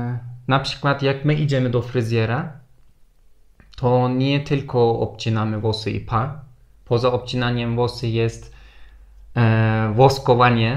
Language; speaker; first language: Polish; non-native, fluent; Turkish